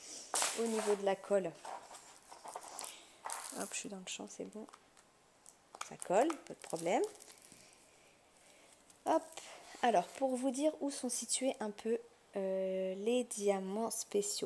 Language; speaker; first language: French; native; French